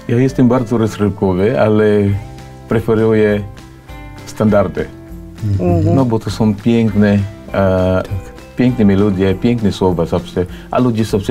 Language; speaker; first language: Polish; non-native, fluent; Cebuano